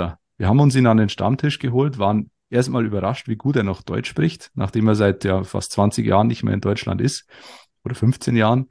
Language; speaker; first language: German; native; German